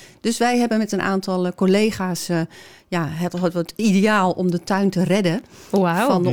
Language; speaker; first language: Dutch; native; Dutch